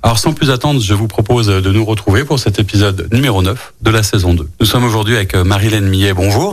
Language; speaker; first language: French; native; French